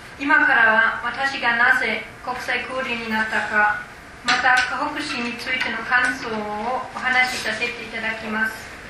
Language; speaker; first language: Japanese; non-native, fluent; German